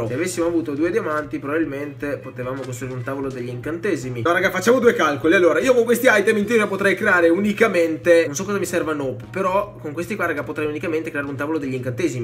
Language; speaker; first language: Italian; native; Italian